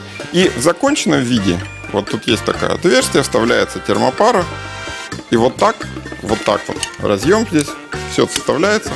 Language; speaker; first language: Russian; native; Russian